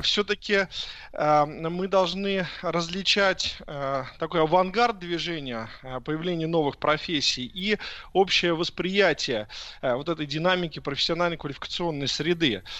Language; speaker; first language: Russian; native; Russian